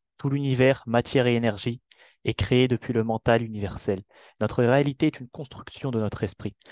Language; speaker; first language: French; non-native, local second language; Arabic